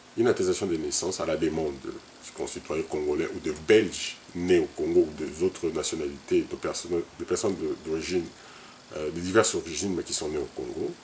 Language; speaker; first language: French; non-native, local second language; Lingala